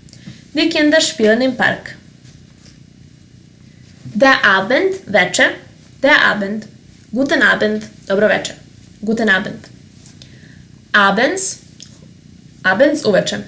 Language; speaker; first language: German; non-native, fluent; Serbian